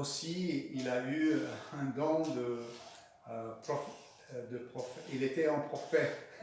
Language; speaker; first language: French; non-native, learner; Spanish